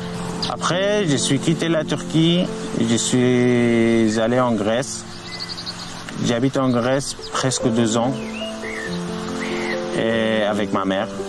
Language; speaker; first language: French; non-native, learner; Arabic